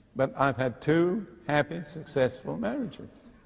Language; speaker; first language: English; native; English